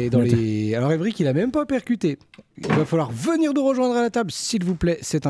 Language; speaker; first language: French; native; French